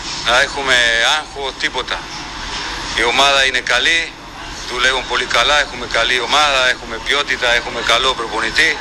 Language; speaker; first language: Greek; non-native, fluent; Spanish